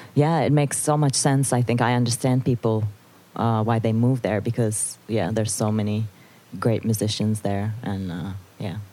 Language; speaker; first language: English; non-native, fluent; Turkish